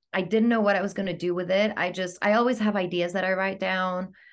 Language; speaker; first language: English; non-native, fluent; Greek